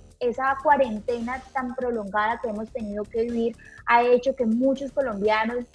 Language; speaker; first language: Spanish; native; Spanish